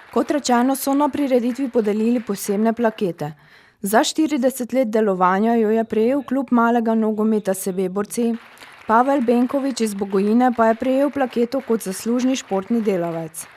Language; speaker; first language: Slovenian; native; Slovenian